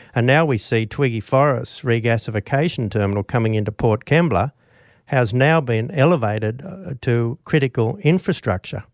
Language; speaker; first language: English; native; English